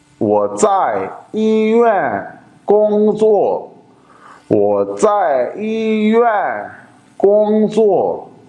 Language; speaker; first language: Chinese; non-native, fluent; Urdu